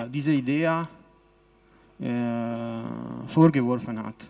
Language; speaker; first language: German; non-native, local second language; Italian